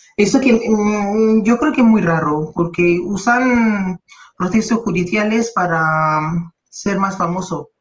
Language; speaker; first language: Spanish; non-native, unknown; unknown